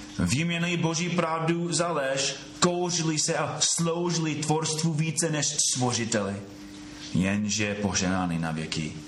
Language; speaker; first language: Czech; non-native, fluent; English